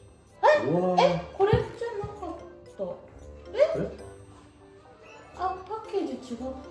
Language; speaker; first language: Japanese; native; Japanese